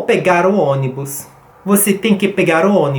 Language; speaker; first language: Portuguese; non-native, fluent; English